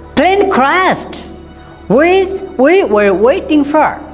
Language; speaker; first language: English; non-native, local second language; Nepali